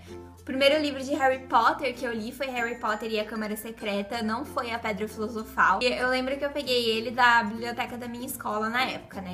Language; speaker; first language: Portuguese; native; Portuguese